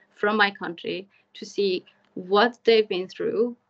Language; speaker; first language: English; non-native, fluent; Persian